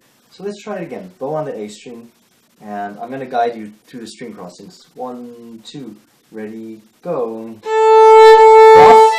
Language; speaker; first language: English; native; English